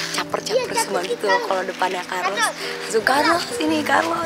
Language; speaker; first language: Indonesian; native; Indonesian